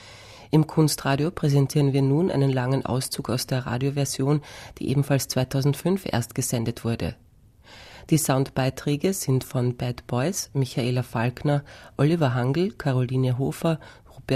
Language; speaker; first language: German; native; German